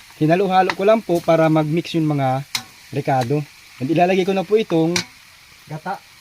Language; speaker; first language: Filipino; non-native, local second language; Bikol